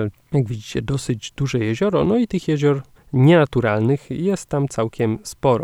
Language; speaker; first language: Polish; native; Polish